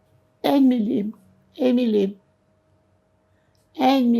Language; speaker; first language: Hebrew; non-native, fluent; Romanian